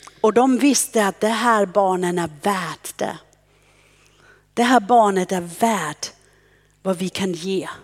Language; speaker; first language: Swedish; non-native, fluent; German